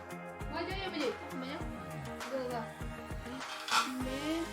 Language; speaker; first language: Korean; non-native, learner; Filipino